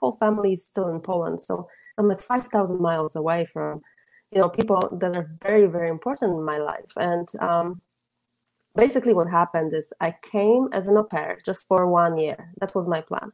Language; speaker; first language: English; non-native, fluent; Polish